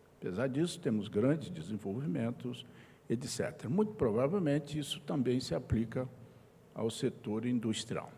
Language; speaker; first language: Portuguese; native; Portuguese